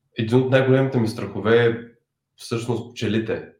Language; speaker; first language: Bulgarian; native; Bulgarian